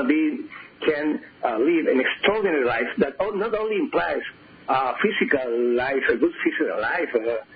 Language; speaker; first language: English; non-native, fluent; Spanish